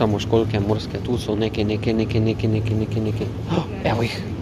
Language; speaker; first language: Slovenian; native; Slovenian